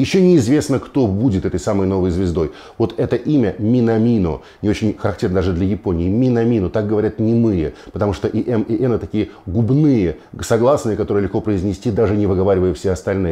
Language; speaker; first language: Russian; native; Russian